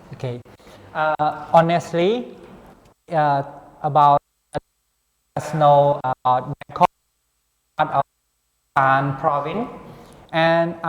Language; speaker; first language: English; non-native, fluent; Khmer